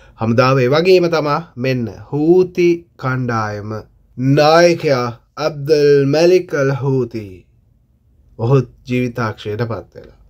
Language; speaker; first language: Sinhala; non-native, local second language; Tamil